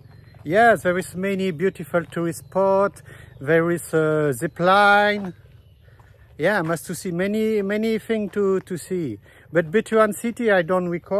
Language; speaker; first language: English; non-native, learner; Dutch